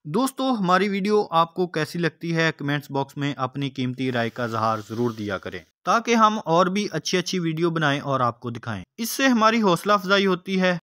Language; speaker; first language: Urdu; non-native, local second language; Punjabi